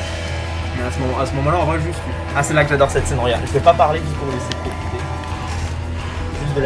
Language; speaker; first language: French; native; French